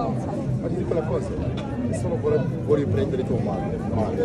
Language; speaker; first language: Italian; non-native, learner; Arabic